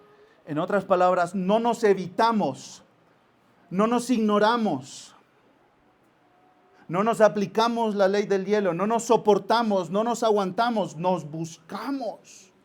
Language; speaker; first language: Spanish; native; Spanish